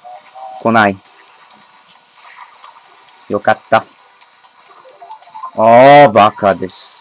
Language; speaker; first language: Japanese; non-native, learner; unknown